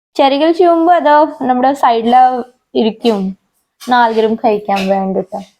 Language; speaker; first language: Malayalam; non-native, learner; Kannada